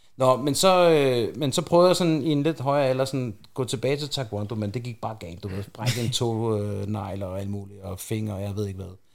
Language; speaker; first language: Danish; early bilingual, other home language; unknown